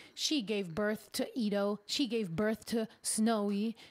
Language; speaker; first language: English; early bilingual, other home language; Spanish